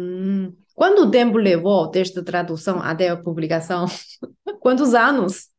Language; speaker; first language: Portuguese; non-native, fluent; Chinese